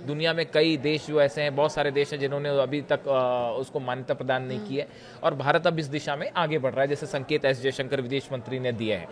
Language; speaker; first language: Hindi; native; Hindi